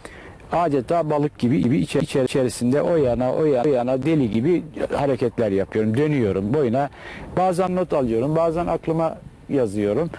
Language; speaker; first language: Turkish; native; Turkish